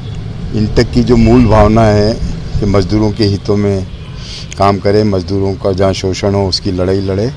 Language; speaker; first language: Hindi; native; Hindi